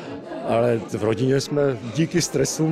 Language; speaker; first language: Czech; early bilingual, other home language; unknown